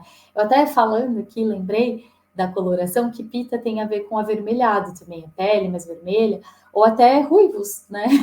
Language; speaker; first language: Portuguese; native; Portuguese